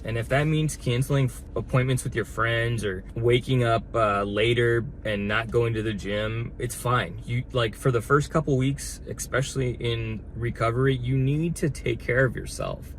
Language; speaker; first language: English; native; English